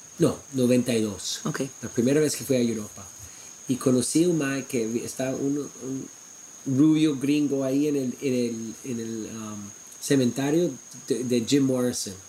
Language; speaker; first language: Spanish; non-native, fluent; English